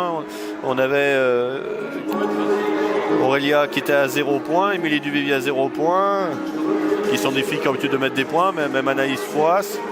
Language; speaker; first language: French; native; French